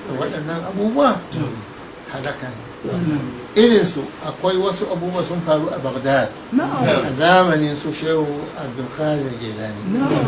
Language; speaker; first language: Hausa; non-native, local second language; Arabic